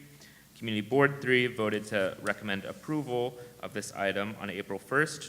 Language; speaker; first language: English; native; English